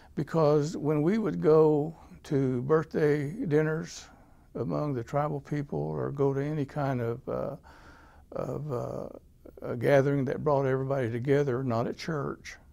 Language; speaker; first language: English; native; English